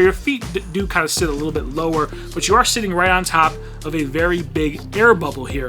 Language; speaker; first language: English; native; English